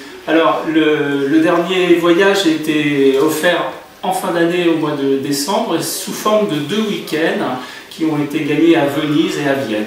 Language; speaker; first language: French; native; French